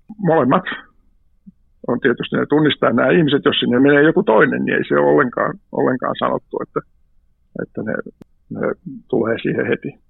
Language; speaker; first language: Finnish; native; Finnish